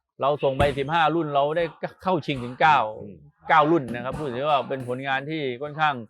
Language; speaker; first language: Thai; native; Thai